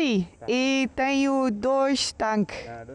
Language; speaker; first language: Portuguese; non-native, learner; Dutch